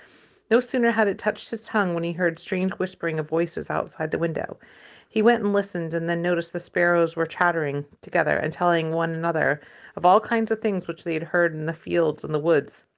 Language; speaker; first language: English; native; English